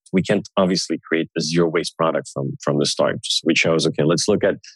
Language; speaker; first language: English; early bilingual, other home language; Russian